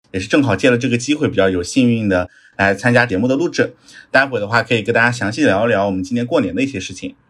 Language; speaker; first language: Chinese; native; Chinese